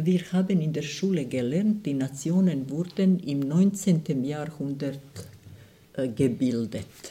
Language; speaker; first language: German; non-native, fluent; Croatian